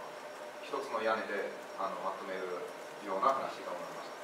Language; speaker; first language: Japanese; non-native, fluent; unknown